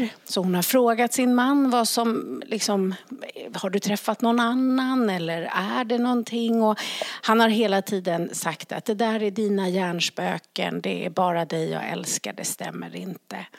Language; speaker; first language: Swedish; native; Swedish